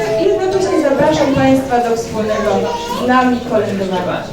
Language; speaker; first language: Polish; native; Polish